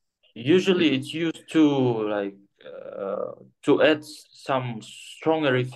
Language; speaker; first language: English; non-native, fluent; Kyrgyz